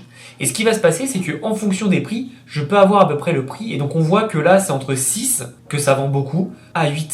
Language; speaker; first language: French; native; French